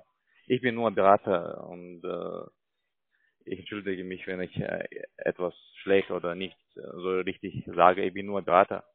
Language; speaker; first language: German; non-native, learner; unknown